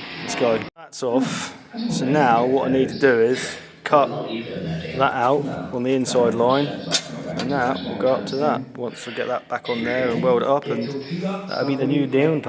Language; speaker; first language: English; native; English